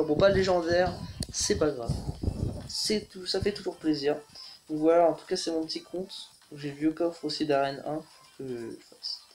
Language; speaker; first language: French; native; French